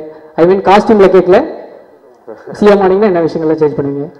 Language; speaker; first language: Tamil; native; Tamil